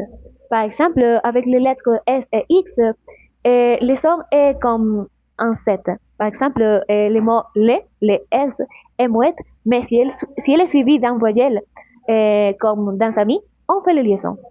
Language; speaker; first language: French; non-native, learner; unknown